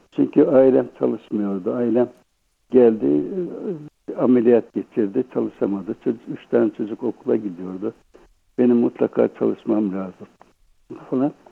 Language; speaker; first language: Turkish; native; Turkish